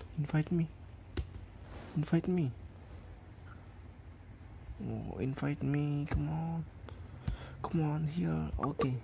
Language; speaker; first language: English; non-native, learner; Indonesian